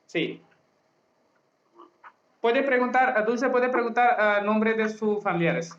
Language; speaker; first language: Spanish; non-native, learner; Hindi